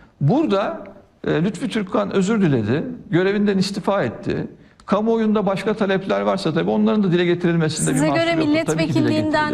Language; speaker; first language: Turkish; native; Turkish